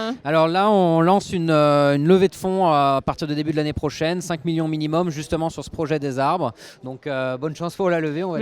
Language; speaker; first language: French; native; French